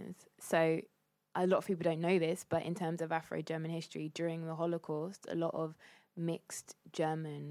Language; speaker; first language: English; native; English